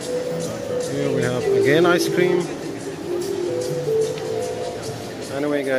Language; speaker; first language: English; non-native, fluent; Arabic